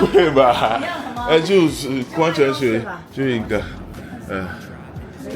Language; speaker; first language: Chinese; non-native, fluent; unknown